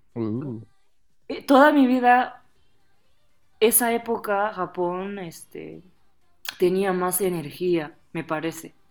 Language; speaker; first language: Spanish; non-native, fluent; Japanese